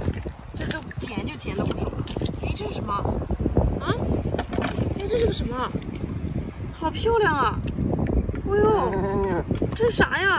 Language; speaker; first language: Chinese; native; Chinese